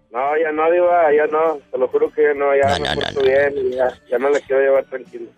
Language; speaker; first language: Spanish; native; Spanish